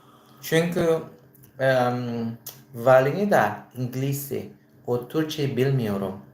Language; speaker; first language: Turkish; non-native, learner; Filipino